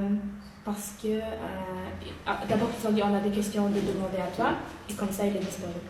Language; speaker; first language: French; non-native, learner; Uyghur